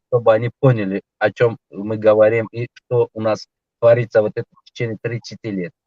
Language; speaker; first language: Russian; non-native, local second language; Tajik